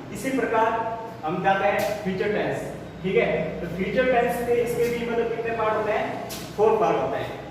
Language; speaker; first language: Hindi; native; Hindi